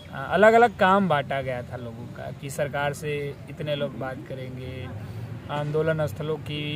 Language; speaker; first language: Hindi; native; Hindi